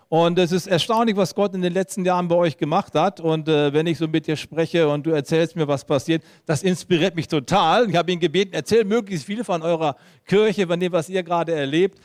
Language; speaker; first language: German; native; German